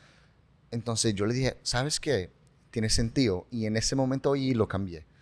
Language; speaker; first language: Spanish; early bilingual, heritage; English